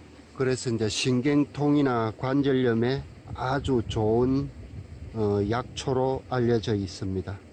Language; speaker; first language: Korean; native; Korean